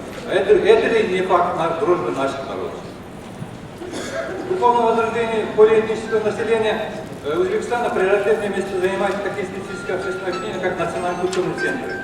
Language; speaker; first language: Russian; non-native, local second language; Kara-Kalpak